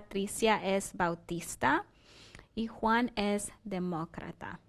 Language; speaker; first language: Spanish; non-native, fluent; English